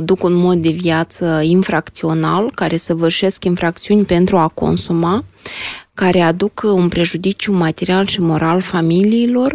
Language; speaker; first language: Romanian; native; Romanian